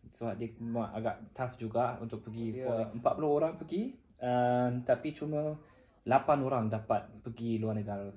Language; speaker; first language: Malay; non-native, fluent; German